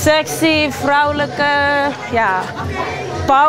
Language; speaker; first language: Dutch; non-native, learner; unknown